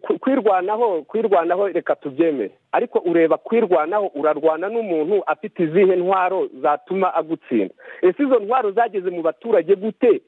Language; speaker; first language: Kinyarwanda; native; Kinyarwanda